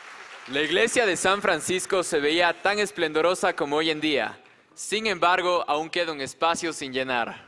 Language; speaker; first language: Spanish; native; Spanish